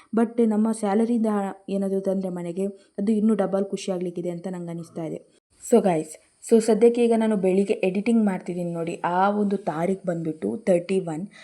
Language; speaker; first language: Kannada; non-native, local second language; Marathi